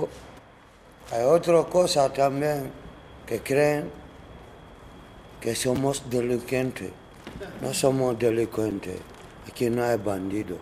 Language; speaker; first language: Spanish; non-native, learner; Arabic